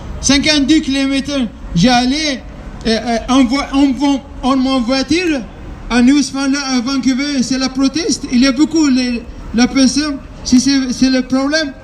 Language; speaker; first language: French; non-native, learner; Tigrinya